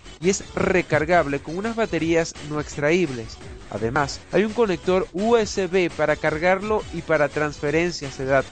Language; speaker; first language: Spanish; native; Spanish